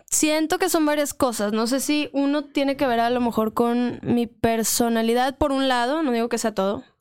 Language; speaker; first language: Spanish; native; Spanish